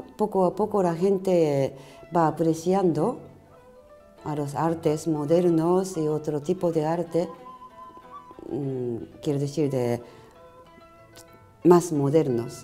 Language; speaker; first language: Spanish; non-native, learner; Japanese